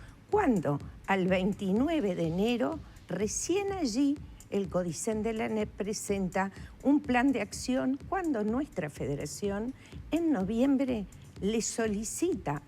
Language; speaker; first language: Spanish; native; Spanish